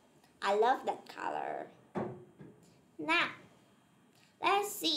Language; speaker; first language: English; non-native, learner; Vietnamese